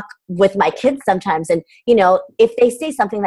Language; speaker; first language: English; non-native, fluent; Turkish